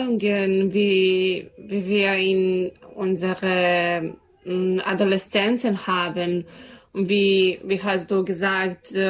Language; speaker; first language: German; non-native, learner; Serbian